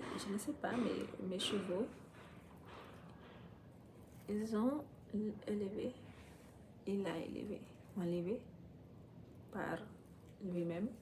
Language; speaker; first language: French; non-native, fluent; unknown